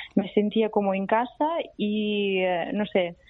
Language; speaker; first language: Spanish; non-native, fluent; Russian